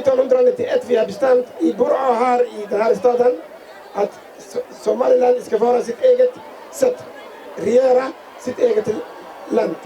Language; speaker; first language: Swedish; non-native, fluent; Somali